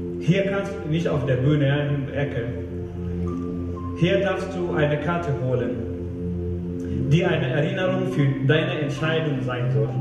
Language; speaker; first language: German; non-native, fluent; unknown